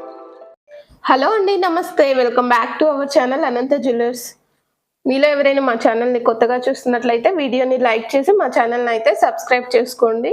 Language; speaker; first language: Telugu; native; Telugu